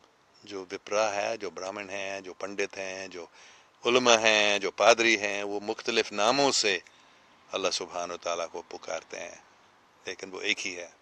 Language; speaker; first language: Hindi; non-native, fluent; English